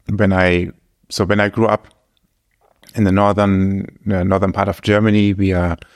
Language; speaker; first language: English; non-native, fluent; German